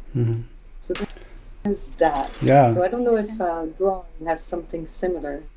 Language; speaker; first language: English; non-native, fluent; French